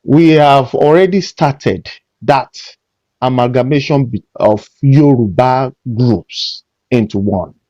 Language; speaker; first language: English; non-native, local second language; Yoruba